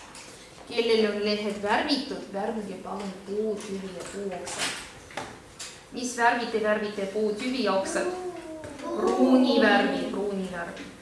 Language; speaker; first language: Estonian; non-native, local second language; Russian